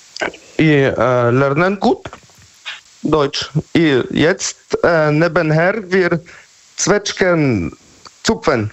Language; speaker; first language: German; non-native, learner; Polish